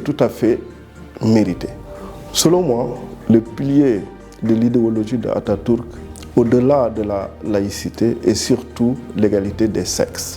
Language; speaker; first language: French; non-native, local second language; Wolof